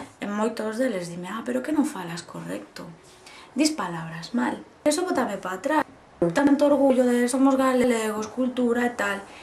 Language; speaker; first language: Galician; non-native, local second language; Spanish